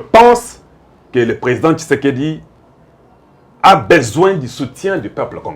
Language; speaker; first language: French; non-native, local second language; Lingala